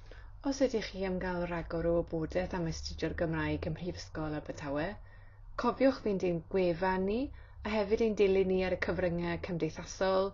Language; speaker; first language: Welsh; native; Welsh